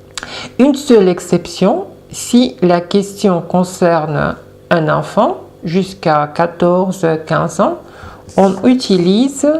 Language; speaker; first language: French; non-native, fluent; Russian